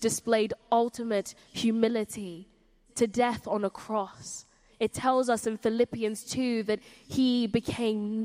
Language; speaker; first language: English; native; English